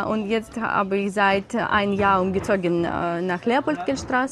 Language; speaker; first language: German; non-native, learner; Ukrainian